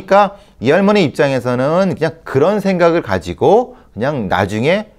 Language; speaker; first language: Korean; native; Korean